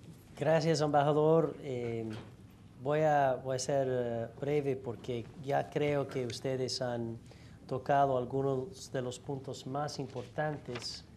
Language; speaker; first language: Spanish; non-native, fluent; English